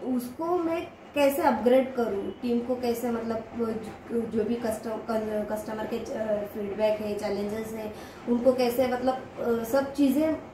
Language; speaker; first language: Hindi; non-native, local second language; Marathi